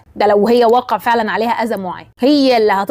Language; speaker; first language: Arabic; native; Arabic